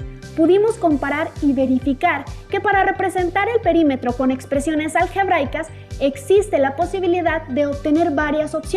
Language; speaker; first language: Spanish; native; Spanish